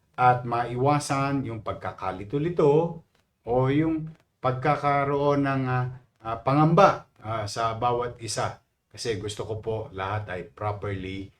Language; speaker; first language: Filipino; native; Filipino